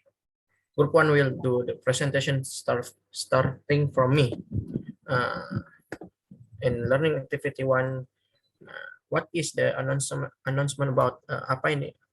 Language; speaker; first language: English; non-native, learner; Indonesian